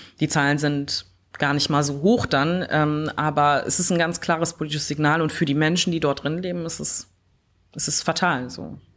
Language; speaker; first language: German; early bilingual, other home language; French